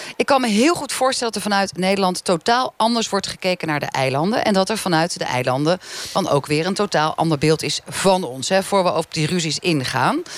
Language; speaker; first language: Dutch; native; Dutch